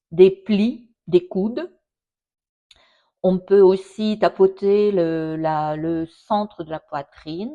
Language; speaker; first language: French; non-native, fluent; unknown